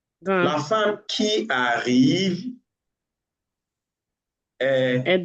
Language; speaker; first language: French; non-native, learner; English